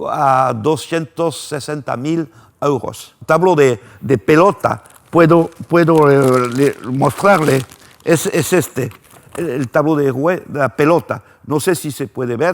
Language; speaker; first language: Spanish; non-native, fluent; French